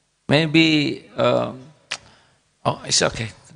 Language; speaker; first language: English; non-native, learner; Indonesian